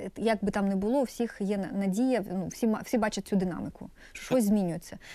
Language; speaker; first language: Ukrainian; non-native, local second language; Russian